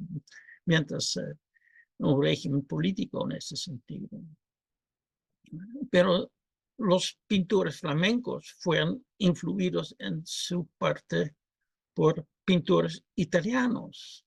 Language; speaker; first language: Spanish; non-native, fluent; Dutch